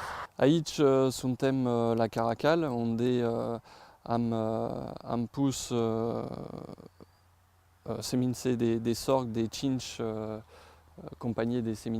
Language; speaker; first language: Romanian; non-native, fluent; French